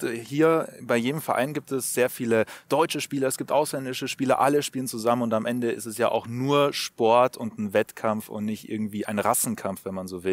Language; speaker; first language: German; native; German